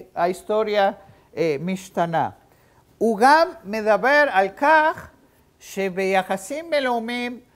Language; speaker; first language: Hebrew; native; Hebrew